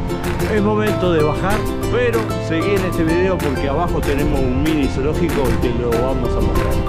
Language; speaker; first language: Spanish; native; Spanish